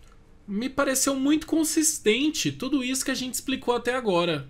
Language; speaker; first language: Portuguese; native; Portuguese